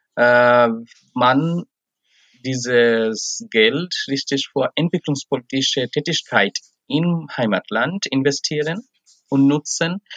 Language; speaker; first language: German; non-native, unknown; Bangla